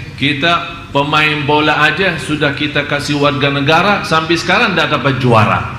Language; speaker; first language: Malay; non-native, fluent; Arabic